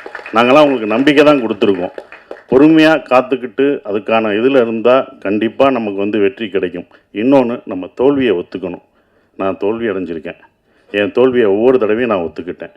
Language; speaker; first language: Tamil; native; Tamil